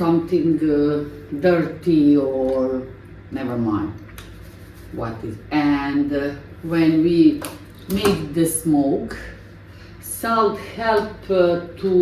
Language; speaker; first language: English; non-native, learner; Bosnian